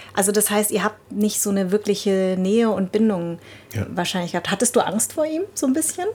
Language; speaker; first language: German; early bilingual, other home language; Vietnamese